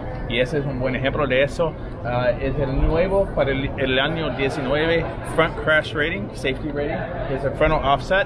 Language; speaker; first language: Spanish; non-native, learner; English